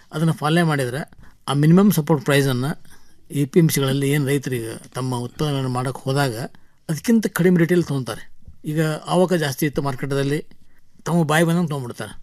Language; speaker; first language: Kannada; native; Kannada